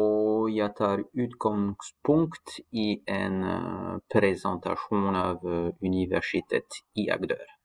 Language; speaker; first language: Norwegian; non-native, fluent; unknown